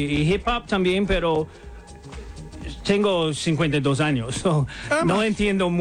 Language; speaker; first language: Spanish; non-native, learner; English